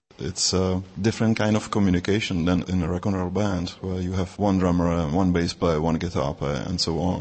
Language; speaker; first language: English; non-native, fluent; Czech